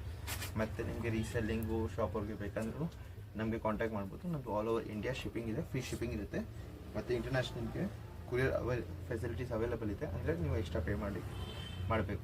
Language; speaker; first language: Kannada; non-native, local second language; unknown